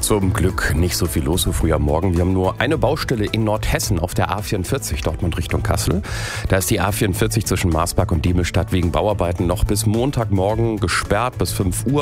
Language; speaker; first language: German; native; German